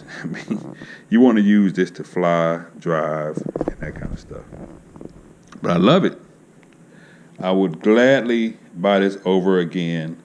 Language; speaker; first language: English; native; English